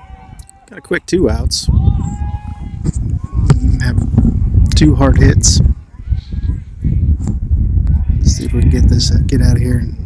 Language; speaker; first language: English; native; English